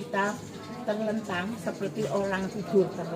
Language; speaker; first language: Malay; non-native, local second language; Javanese